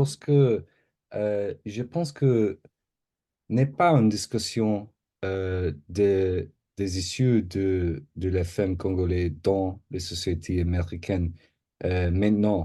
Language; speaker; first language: French; non-native, learner; English